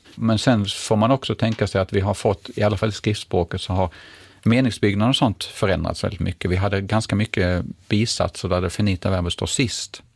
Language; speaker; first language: Swedish; native; Swedish